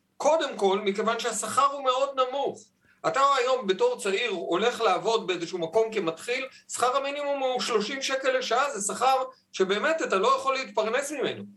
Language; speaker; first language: Hebrew; native; Hebrew